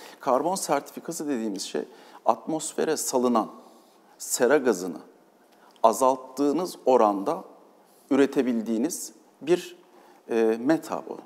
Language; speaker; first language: Turkish; native; Turkish